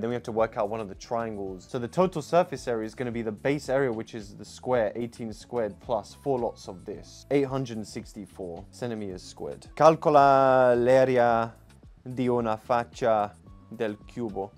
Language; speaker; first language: English; native; English